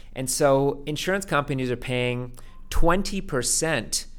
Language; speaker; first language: English; native; English